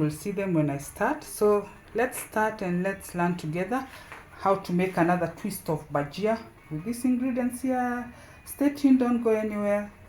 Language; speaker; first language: English; non-native, local second language; Swahili